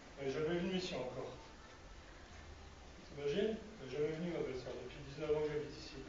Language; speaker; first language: French; native; French